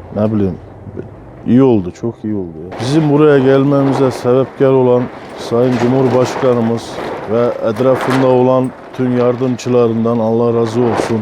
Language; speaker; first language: Turkish; early bilingual, heritage; Turkish